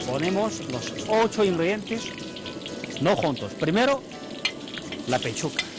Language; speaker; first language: Spanish; non-native, fluent; Chinese